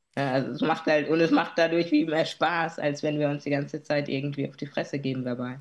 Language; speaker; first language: German; native; German